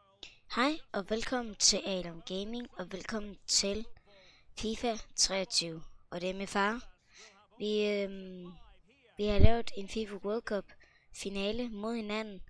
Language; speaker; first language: Danish; native; Danish